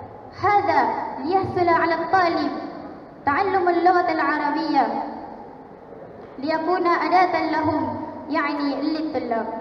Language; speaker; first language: Arabic; non-native, fluent; Malay